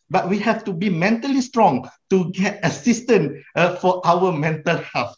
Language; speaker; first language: English; non-native, local second language; Malay